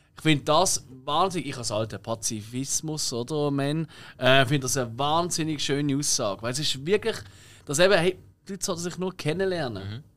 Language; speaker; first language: German; native; German